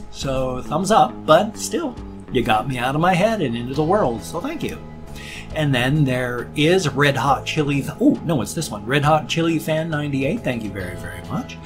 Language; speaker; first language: English; native; English